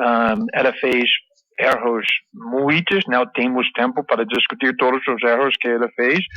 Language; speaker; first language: Portuguese; non-native, fluent; English